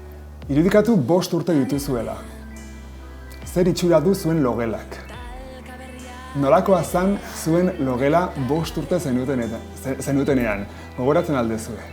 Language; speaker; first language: Basque; native; Basque